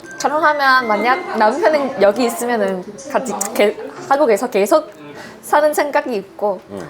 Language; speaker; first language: Korean; non-native, learner; Vietnamese